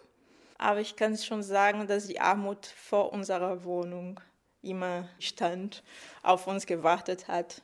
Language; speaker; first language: German; non-native, fluent; Portuguese